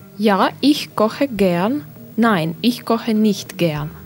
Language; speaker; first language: German; non-native, learner; Russian